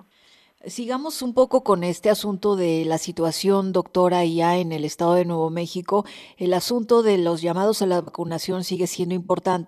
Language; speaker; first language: Spanish; native; Spanish